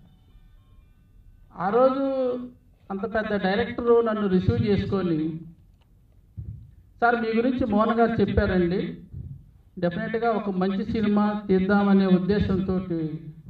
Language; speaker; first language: Telugu; native; Telugu